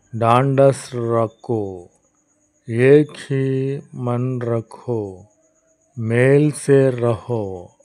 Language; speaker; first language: Hindi; non-native, local second language; Telugu